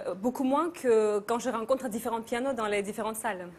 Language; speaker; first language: French; non-native, fluent; Georgian